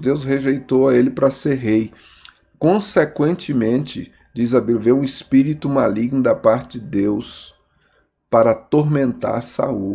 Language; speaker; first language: Portuguese; native; Portuguese